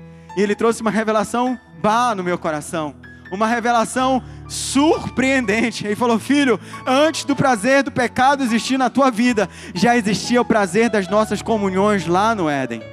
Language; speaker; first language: Portuguese; native; Portuguese